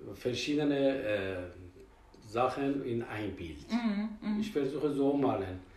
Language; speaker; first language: German; non-native, fluent; Persian